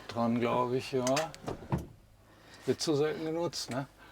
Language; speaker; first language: German; native; German